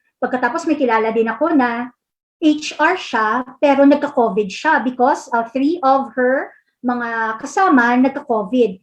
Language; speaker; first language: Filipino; non-native, local second language; Hiligaynon